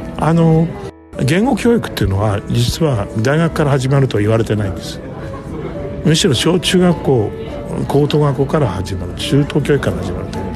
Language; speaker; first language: Japanese; native; Japanese